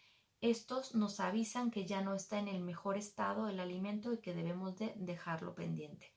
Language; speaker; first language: Spanish; native; Spanish